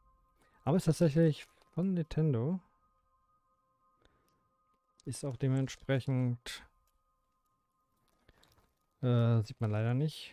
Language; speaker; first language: German; native; German